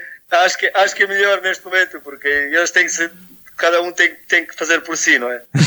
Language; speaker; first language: Portuguese; non-native, fluent; Serbian